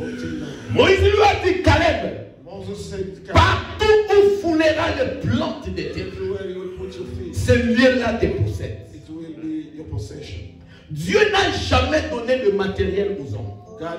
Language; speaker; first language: French; non-native, local second language; Lingala